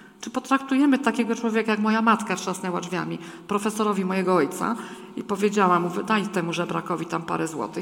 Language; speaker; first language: Polish; native; Polish